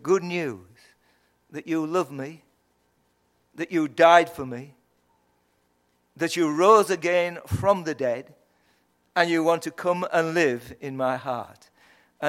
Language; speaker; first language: English; native; English